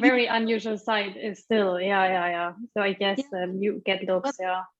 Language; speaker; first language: English; non-native, fluent; German